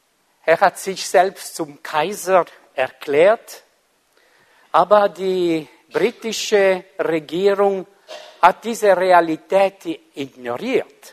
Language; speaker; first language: German; non-native, fluent; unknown